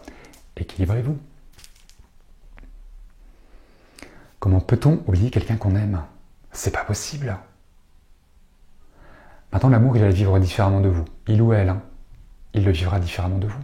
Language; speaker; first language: French; native; French